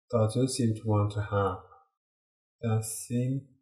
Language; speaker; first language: English; non-native, learner; Korean